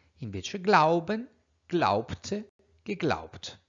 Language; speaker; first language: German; non-native, fluent; Italian